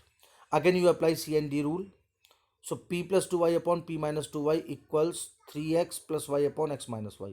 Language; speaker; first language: English; non-native, local second language; Hindi